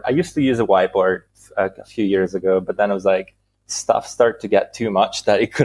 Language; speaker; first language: English; non-native, fluent; Italian